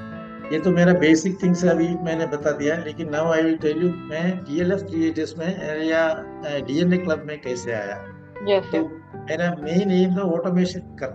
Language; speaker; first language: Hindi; non-native, local second language; Malayalam